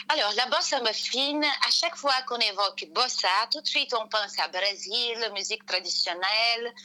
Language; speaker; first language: French; non-native, fluent; Portuguese